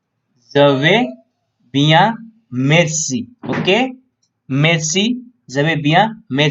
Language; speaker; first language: French; non-native, learner; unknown